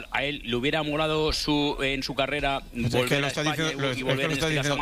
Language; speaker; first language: Spanish; native; Spanish